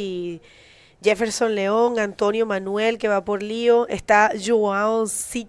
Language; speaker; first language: Spanish; native; Spanish